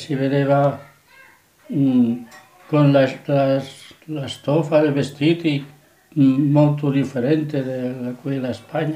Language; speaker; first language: Italian; non-native, learner; Catalan